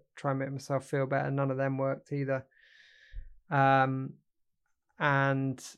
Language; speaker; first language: English; native; English